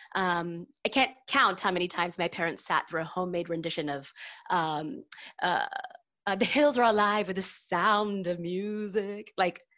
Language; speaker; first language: English; native; English